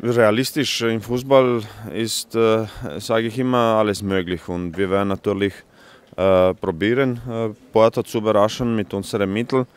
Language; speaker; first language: German; non-native, fluent; Croatian